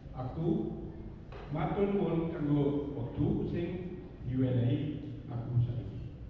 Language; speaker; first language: Javanese; early bilingual, heritage; Javanese